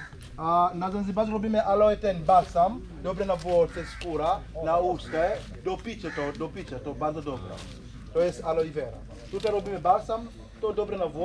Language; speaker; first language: Polish; non-native, learner; Swahili